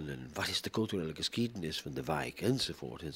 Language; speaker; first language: Dutch; non-native, fluent; English